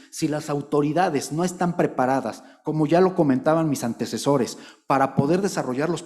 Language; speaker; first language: Spanish; native; Spanish